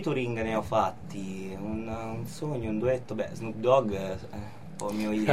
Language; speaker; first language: Italian; native; Italian